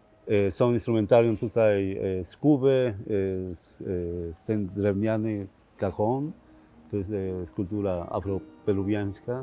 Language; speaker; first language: Polish; non-native, learner; Spanish